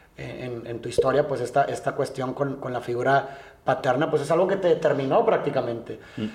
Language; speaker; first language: Spanish; native; Spanish